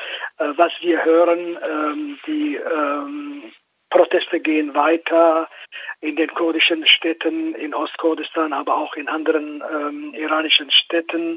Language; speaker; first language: German; non-native, fluent; Kurdish